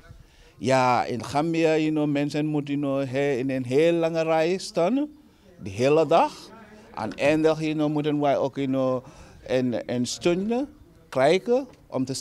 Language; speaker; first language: Dutch; non-native, learner; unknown